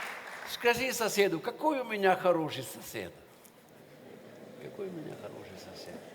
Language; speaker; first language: Russian; non-native, fluent; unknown